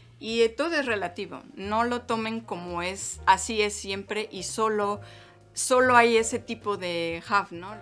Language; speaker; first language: Spanish; native; Spanish